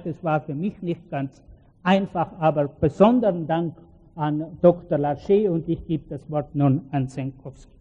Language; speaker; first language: German; native; German